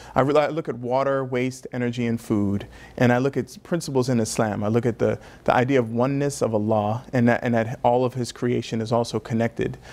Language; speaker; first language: English; native; English